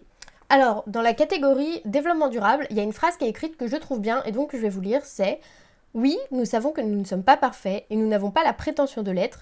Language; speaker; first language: French; native; French